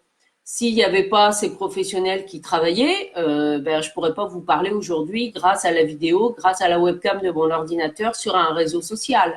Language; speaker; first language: French; native; French